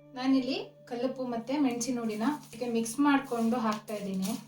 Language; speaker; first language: Kannada; non-native, local second language; Tulu